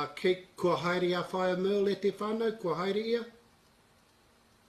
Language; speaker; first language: Māori; non-native, local second language; English